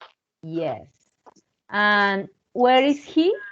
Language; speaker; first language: English; non-native, learner; Spanish